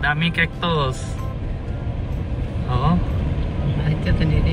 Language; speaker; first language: Filipino; non-native, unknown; Hindi